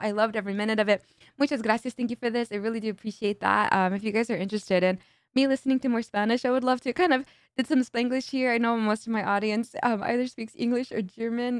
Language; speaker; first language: English; early bilingual, other home language; Spanish